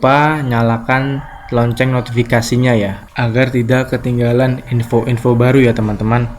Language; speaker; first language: Indonesian; native; Indonesian